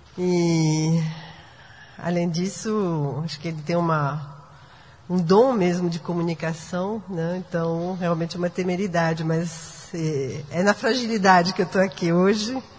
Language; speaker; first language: Portuguese; non-native, fluent; French